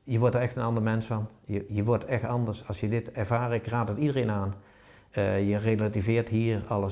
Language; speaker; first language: Dutch; native; Dutch